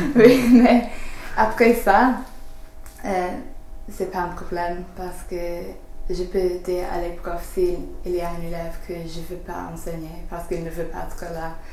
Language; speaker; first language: French; non-native, learner; English